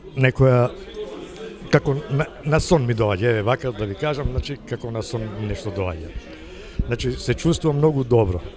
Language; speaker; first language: Macedonian; native; Macedonian